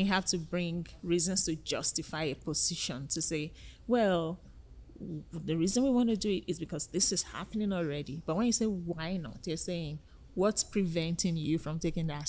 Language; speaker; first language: English; non-native, local second language; Yoruba